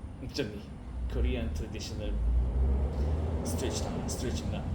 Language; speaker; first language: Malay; non-native, learner; Korean